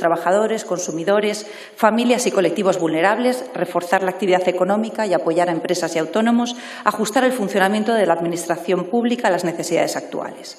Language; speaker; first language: Spanish; native; Spanish